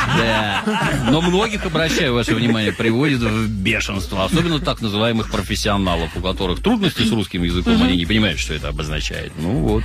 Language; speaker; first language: Russian; native; Russian